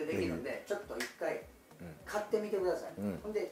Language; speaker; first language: Japanese; native; Japanese